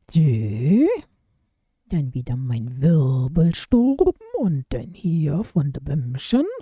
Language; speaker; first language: German; native; German